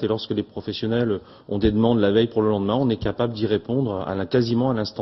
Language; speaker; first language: French; native; French